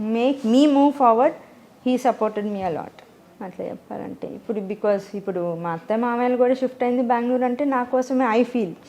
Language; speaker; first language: Telugu; native; Telugu